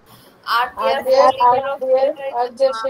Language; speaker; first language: English; non-native, learner; Bangla